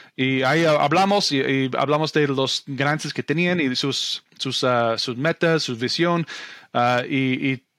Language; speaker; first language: Spanish; non-native, fluent; English